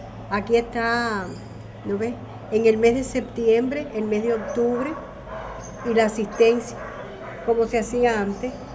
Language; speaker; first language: Spanish; native; Spanish